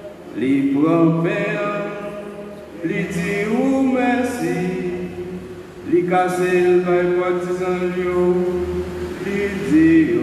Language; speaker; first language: French; non-native, local second language; Haitian Creole